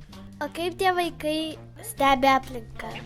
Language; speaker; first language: Lithuanian; early bilingual, heritage; Lithuanian